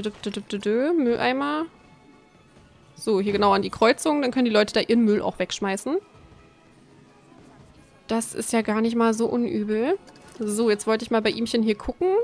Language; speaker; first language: German; native; German